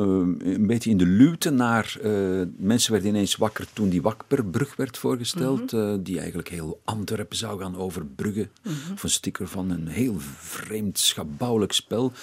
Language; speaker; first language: Dutch; native; Dutch